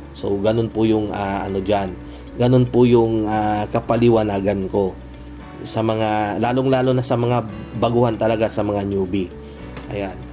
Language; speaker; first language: Filipino; non-native, local second language; Pangasinan